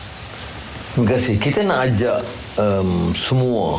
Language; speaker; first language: Malay; native; Malay